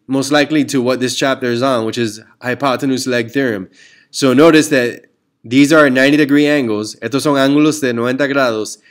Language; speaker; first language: English; early bilingual, other home language; Spanish